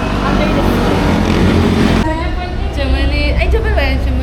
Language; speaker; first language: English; non-native, local second language; Filipino